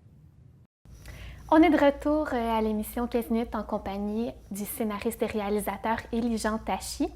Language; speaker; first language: French; native; French